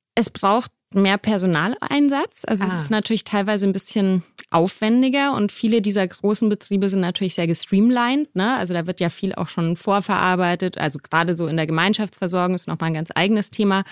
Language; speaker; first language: German; native; German